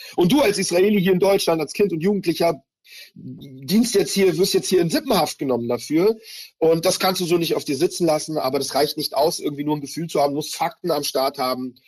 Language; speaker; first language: German; early bilingual, other home language; Hebrew